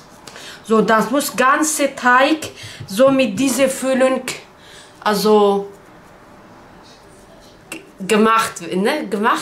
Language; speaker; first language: German; non-native, learner; Turkish